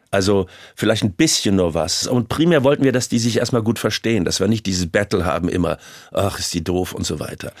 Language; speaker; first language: German; native; German